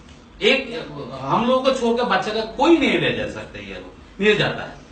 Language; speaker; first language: Hindi; non-native, local second language; Bangla